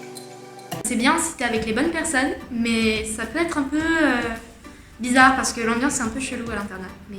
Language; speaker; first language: French; native; French